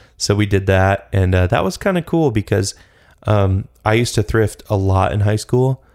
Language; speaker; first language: English; native; English